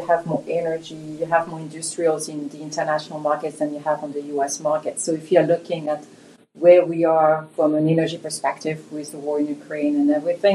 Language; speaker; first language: English; non-native, fluent; French